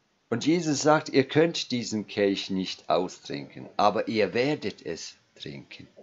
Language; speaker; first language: German; non-native, fluent; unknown